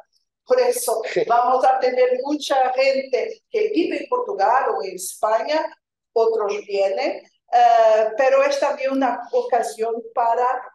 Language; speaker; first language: Spanish; non-native, fluent; Portuguese